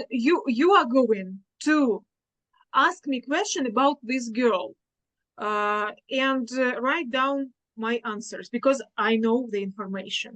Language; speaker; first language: English; non-native, fluent; Russian